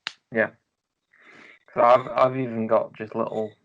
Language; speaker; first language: English; native; English